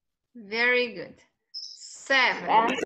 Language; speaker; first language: English; non-native, fluent; Portuguese